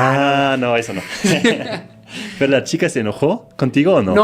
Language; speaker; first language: Spanish; non-native, fluent; German